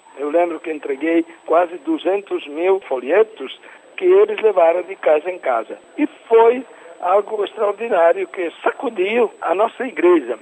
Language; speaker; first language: Portuguese; non-native, fluent; Italian